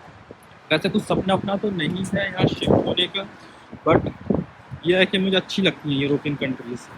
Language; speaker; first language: Hindi; native; Hindi